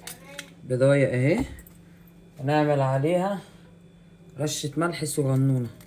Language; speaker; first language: Arabic; native; Arabic